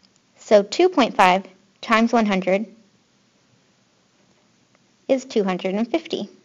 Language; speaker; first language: English; native; English